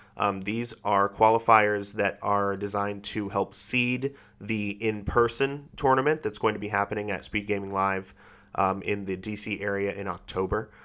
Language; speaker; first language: English; native; English